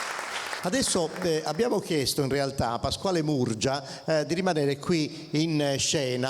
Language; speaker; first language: Italian; native; Italian